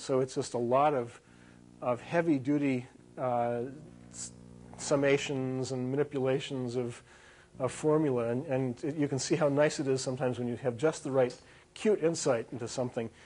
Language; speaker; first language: English; native; English